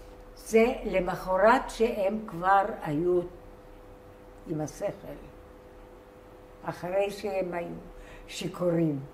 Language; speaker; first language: Hebrew; non-native, fluent; Bulgarian